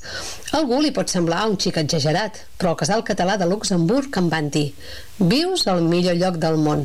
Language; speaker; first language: Catalan; native; Catalan